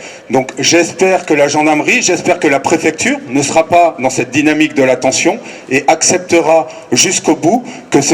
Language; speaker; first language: French; native; French